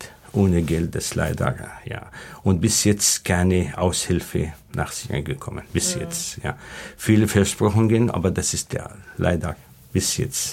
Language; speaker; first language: German; non-native, learner; Arabic